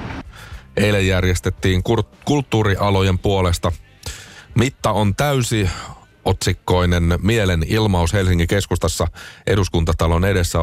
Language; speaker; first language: Finnish; native; Finnish